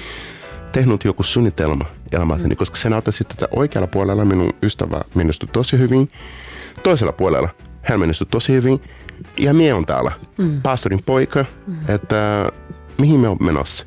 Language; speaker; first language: Finnish; non-native, learner; Portuguese